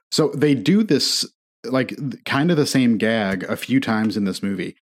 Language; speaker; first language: English; native; English